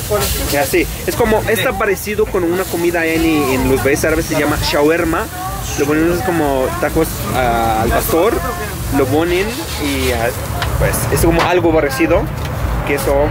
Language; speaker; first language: Spanish; non-native, learner; Arabic